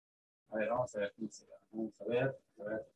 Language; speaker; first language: Spanish; native; Spanish